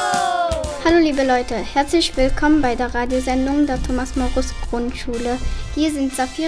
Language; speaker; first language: German; native; German